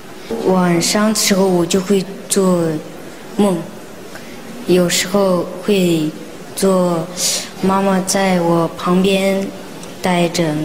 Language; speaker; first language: Chinese; non-native, local second language; Mongolian